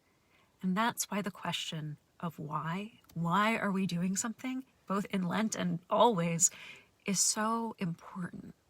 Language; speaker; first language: English; native; English